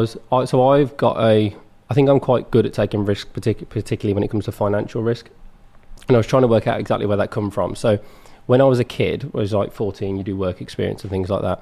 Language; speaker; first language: English; native; English